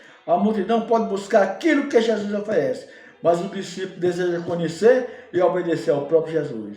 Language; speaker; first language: Portuguese; native; Portuguese